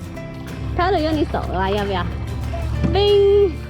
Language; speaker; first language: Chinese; early bilingual, heritage; Chinese